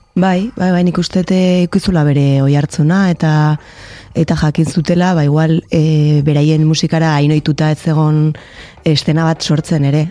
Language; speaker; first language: Basque; native; Basque